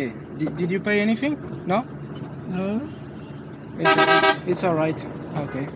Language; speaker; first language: English; non-native, learner; French